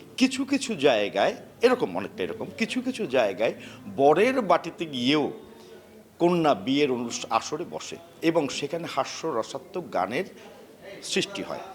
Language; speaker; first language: Bangla; native; Bangla